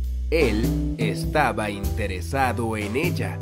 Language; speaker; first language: Spanish; non-native, fluent; English